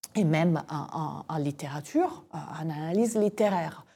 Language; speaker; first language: French; non-native, fluent; Italian